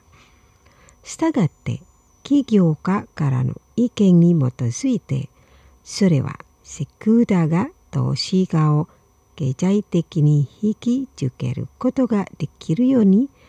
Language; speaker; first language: Japanese; non-native, fluent; Indonesian